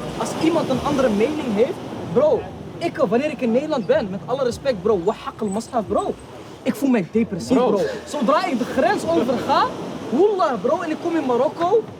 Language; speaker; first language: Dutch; early bilingual, other home language; Arabic